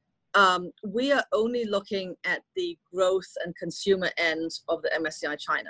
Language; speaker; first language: English; non-native, local second language; Cantonese